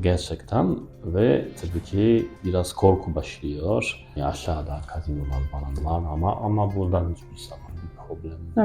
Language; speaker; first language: Turkish; non-native, fluent; French